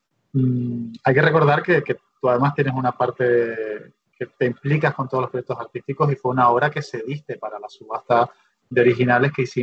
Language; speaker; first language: Spanish; native; Spanish